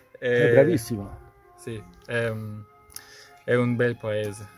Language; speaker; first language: Italian; non-native, learner; German